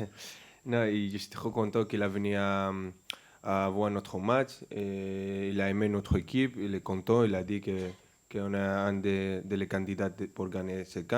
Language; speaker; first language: French; non-native, fluent; Spanish